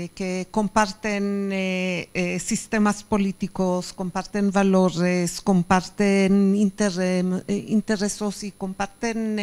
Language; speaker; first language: Spanish; non-native, fluent; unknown